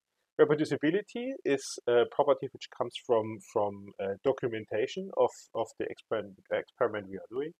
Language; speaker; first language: English; non-native, fluent; German